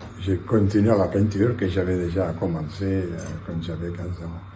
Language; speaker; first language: French; non-native, fluent; Catalan